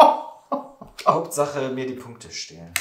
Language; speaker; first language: German; native; German